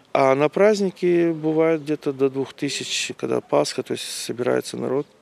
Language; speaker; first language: Russian; native; Russian